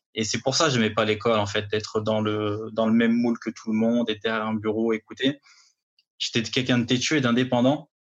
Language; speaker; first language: French; native; French